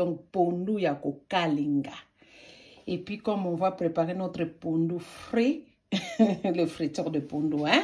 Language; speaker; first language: French; non-native, local second language; Lingala